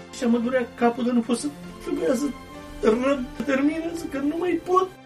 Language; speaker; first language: Romanian; early bilingual, heritage; Romanian